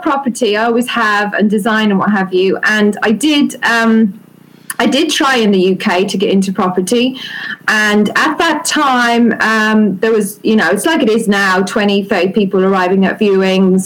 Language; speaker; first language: English; native; English